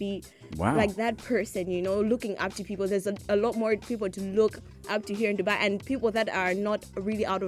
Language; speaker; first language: English; non-native, local second language; Nyanja